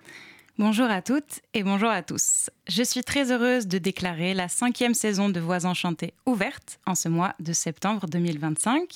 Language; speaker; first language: French; native; French